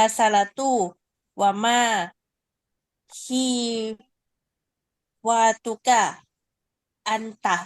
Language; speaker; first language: Arabic; non-native, learner; Urdu